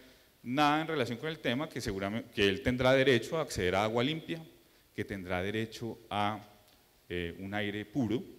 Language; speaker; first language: Spanish; native; Spanish